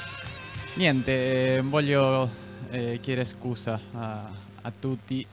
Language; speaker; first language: Italian; non-native, fluent; Spanish